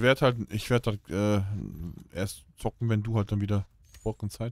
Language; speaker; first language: German; native; German